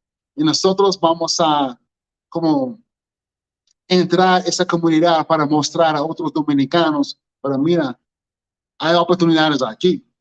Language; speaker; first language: Spanish; non-native, learner; English